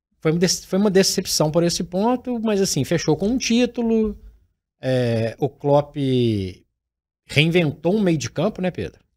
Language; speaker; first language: Portuguese; native; Portuguese